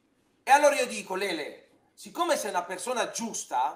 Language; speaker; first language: Italian; native; Italian